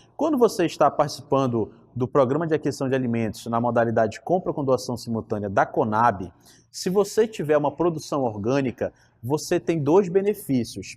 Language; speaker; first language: Portuguese; native; Portuguese